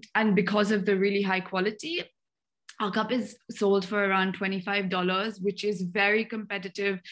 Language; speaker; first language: English; native; English